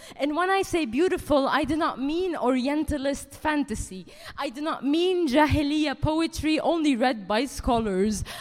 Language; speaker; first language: English; early bilingual, heritage; Arabic